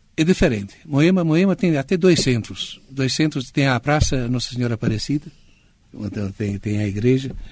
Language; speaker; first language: Portuguese; non-native, fluent; Italian